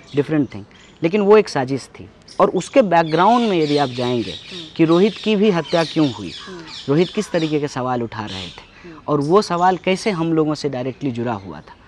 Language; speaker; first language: Hindi; native; Hindi